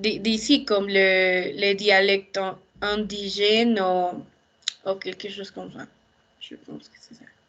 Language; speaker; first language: French; non-native, learner; Spanish